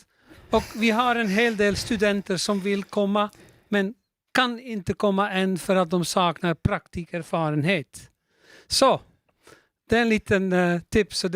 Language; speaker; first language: Swedish; non-native, fluent; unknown